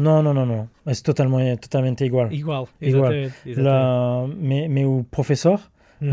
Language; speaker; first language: Portuguese; non-native, learner; French